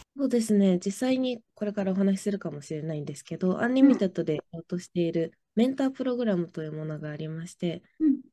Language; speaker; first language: Japanese; native; Japanese